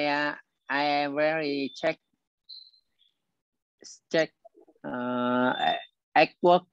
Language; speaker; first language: English; non-native, learner; Vietnamese